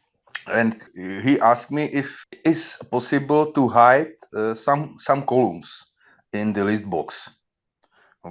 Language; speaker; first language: English; non-native, learner; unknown